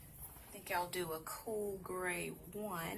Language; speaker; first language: English; native; English